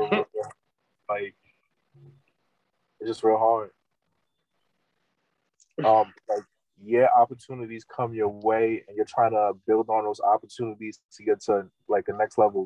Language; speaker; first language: English; non-native, fluent; Haitian Creole